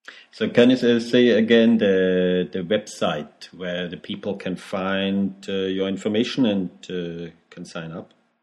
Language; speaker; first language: English; non-native, learner; German